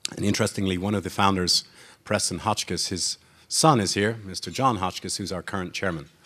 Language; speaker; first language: English; native; English